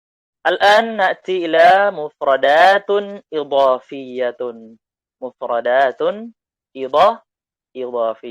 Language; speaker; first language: Arabic; non-native, fluent; Indonesian